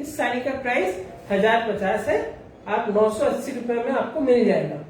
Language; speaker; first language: Hindi; non-native, local second language; Bangla